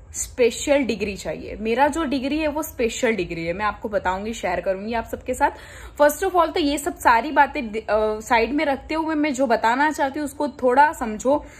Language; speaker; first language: Hindi; non-native, local second language; Gujarati